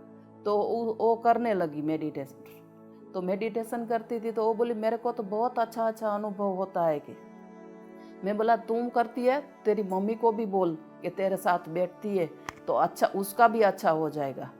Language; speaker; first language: Hindi; non-native, local second language; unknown